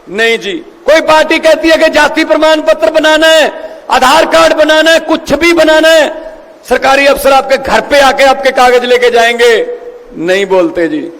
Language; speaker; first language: Hindi; non-native, local second language; Punjabi